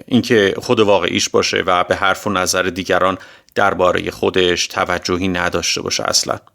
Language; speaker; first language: Persian; native; Persian